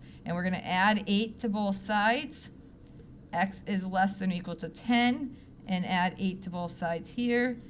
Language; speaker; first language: English; native; English